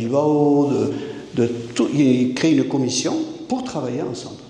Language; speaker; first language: French; native; French